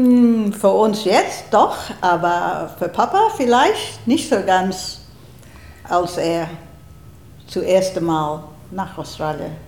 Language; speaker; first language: German; early bilingual, heritage; German